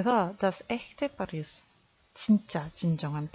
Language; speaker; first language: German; non-native, fluent; Korean